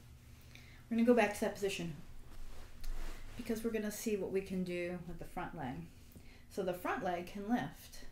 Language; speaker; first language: English; native; English